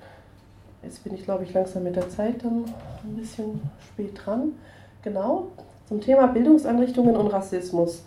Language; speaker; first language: German; native; German